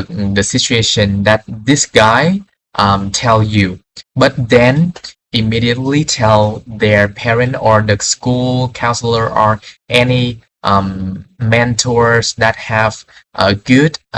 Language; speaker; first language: English; non-native, fluent; Vietnamese